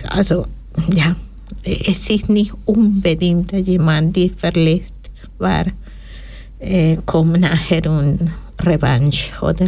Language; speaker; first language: German; non-native, fluent; Spanish